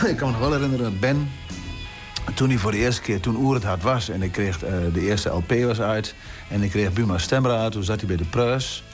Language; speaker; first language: Dutch; native; Dutch